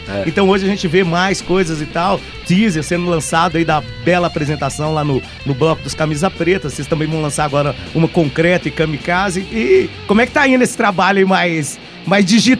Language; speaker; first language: Portuguese; native; Portuguese